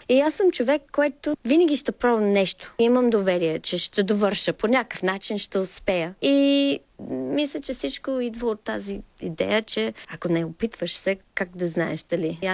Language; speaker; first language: Bulgarian; non-native, fluent; English